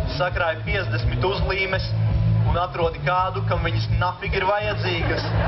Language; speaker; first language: Latvian; non-native, local second language; Russian